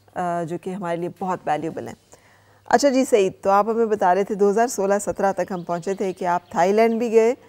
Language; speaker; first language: Urdu; native; Urdu